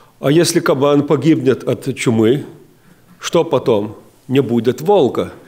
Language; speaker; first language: Russian; non-native, local second language; Lithuanian